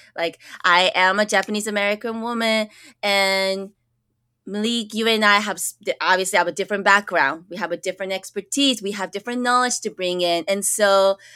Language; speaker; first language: English; early bilingual, other home language; Japanese